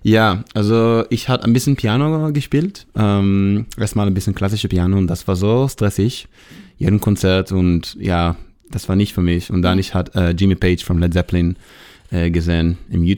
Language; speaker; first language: German; non-native, learner; Hebrew